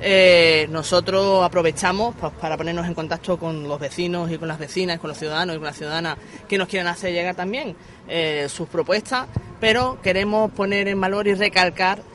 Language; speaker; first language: Spanish; native; Spanish